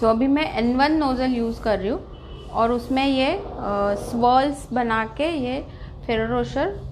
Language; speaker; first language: Hindi; non-native, local second language; Marathi